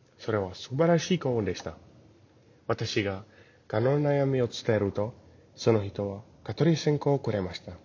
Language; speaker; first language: Japanese; non-native, learner; English